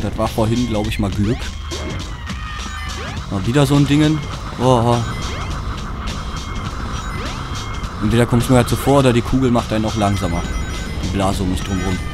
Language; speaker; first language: German; native; German